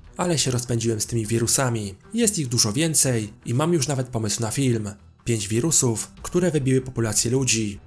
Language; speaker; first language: Polish; native; Polish